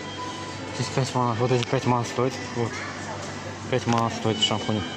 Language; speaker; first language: Russian; non-native, learner; Azerbaijani